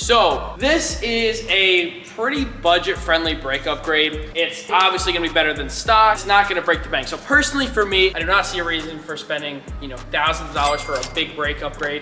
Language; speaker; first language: English; native; English